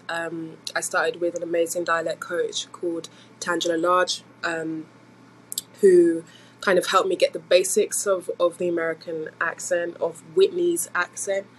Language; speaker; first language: English; native; English